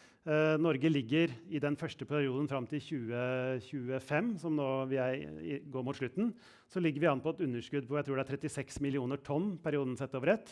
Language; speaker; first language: Norwegian; native; Norwegian